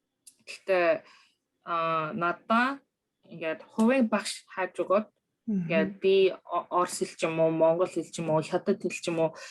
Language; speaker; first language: Mongolian; early bilingual, other home language; Korean